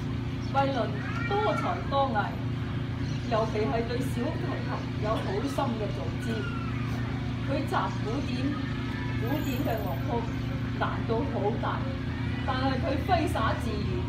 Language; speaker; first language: Cantonese; native; Cantonese